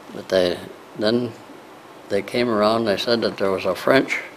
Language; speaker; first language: English; native; English